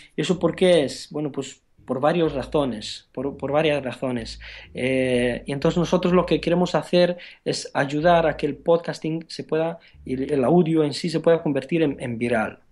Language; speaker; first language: Spanish; non-native, fluent; Romanian